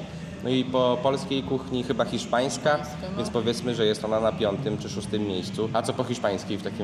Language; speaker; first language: Polish; native; Polish